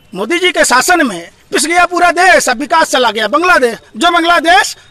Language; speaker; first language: Hindi; native; Hindi